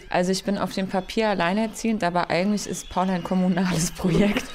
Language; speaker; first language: German; native; German